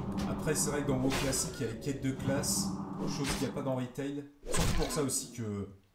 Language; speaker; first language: French; native; French